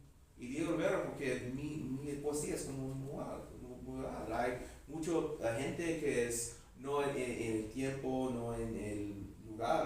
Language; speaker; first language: Spanish; non-native, learner; English